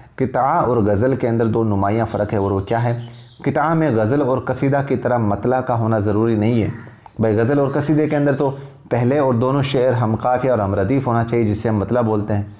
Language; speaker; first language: Urdu; native; Urdu